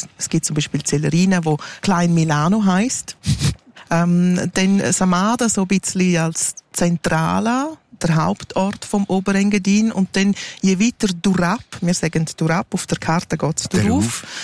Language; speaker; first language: German; non-native, local second language; Romansh